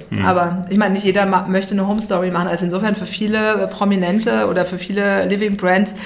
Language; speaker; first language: German; native; German